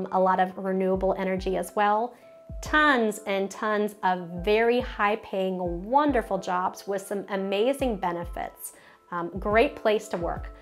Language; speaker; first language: English; native; English